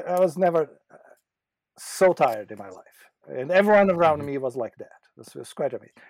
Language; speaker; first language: English; non-native, fluent; Portuguese